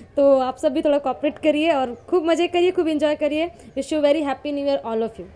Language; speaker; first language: Hindi; native; Hindi